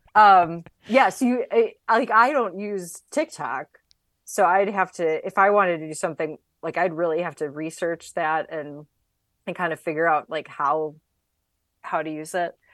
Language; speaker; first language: English; native; English